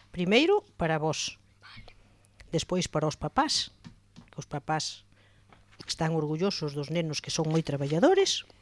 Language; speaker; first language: Galician; native; Galician